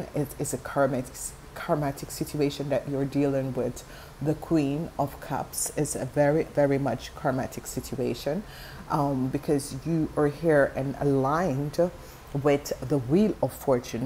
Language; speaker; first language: English; non-native, fluent; Dutch